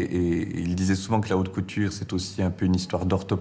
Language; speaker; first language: French; native; French